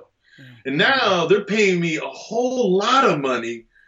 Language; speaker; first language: English; native; English